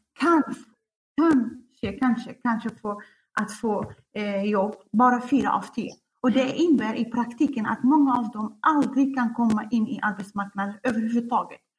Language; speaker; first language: Swedish; non-native, fluent; Kurdish